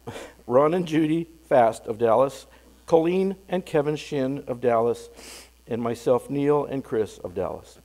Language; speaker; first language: English; native; English